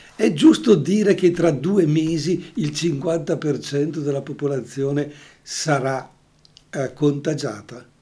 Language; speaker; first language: Italian; native; Italian